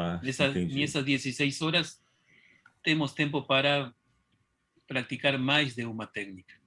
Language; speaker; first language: Portuguese; non-native, fluent; Spanish